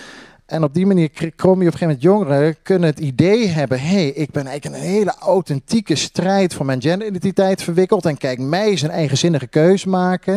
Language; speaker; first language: Dutch; native; Dutch